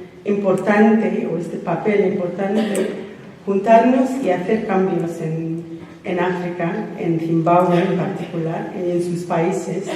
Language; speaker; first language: Spanish; non-native, fluent; English